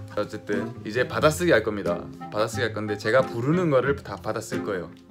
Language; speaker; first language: Korean; native; Korean